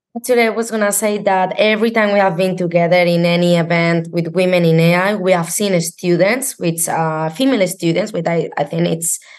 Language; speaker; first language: English; non-native, fluent; Spanish